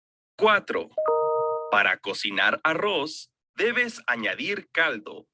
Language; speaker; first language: Spanish; non-native, learner; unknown